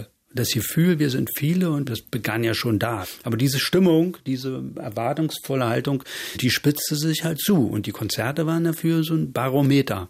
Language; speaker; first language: German; native; German